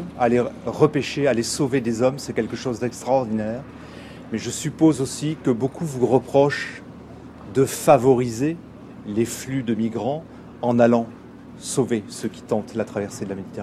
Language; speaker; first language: French; native; French